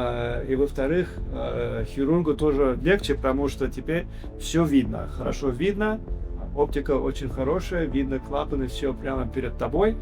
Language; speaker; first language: Russian; early bilingual, heritage; English